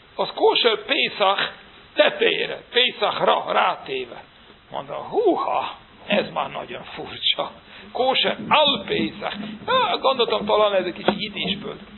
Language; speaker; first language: Hungarian; non-native, fluent; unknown